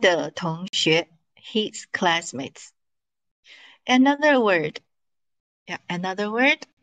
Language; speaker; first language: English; non-native, fluent; Chinese